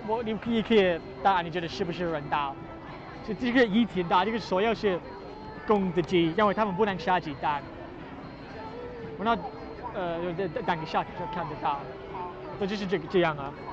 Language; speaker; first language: Chinese; non-native, learner; English